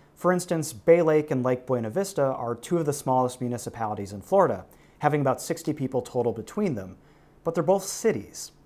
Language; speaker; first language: English; native; English